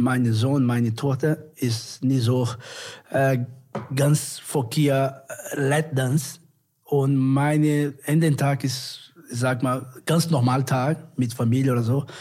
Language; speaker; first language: German; non-native, learner; Portuguese